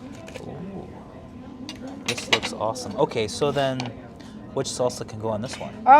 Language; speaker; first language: English; native; English